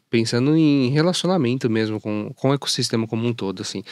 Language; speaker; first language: Portuguese; native; Portuguese